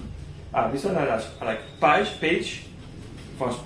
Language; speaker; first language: English; non-native, learner; French